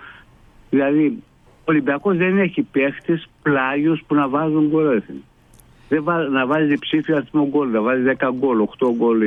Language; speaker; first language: Greek; non-native, fluent; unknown